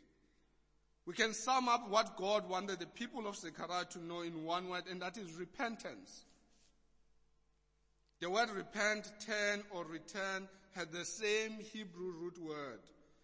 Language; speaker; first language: English; non-native, local second language; Xhosa